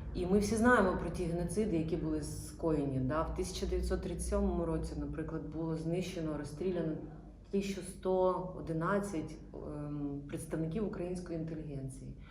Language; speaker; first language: Ukrainian; non-native, local second language; Russian